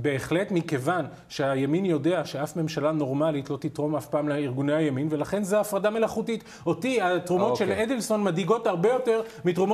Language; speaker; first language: Hebrew; native; Hebrew